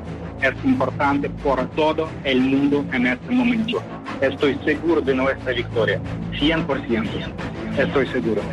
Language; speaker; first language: Spanish; non-native, fluent; Ukrainian